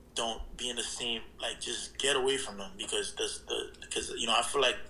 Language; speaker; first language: English; early bilingual, other home language; Haitian Creole